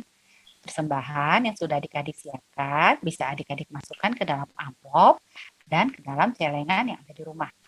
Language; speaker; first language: Indonesian; native; Indonesian